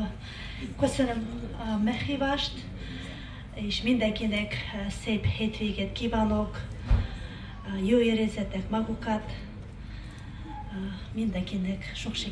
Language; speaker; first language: Hungarian; non-native, learner; Kazakh